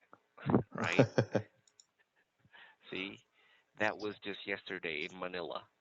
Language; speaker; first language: English; non-native, local second language; Filipino